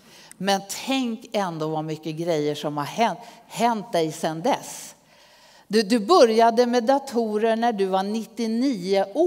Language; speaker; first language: Swedish; native; Swedish